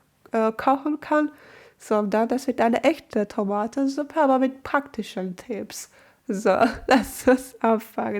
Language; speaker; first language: German; non-native, learner; Turkish